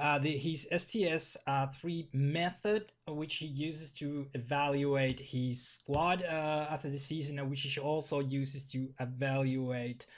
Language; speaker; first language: English; non-native, fluent; Finnish